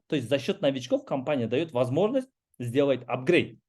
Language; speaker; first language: Russian; non-native, local second language; Kazakh